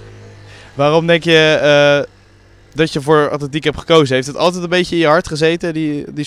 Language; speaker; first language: Dutch; native; Dutch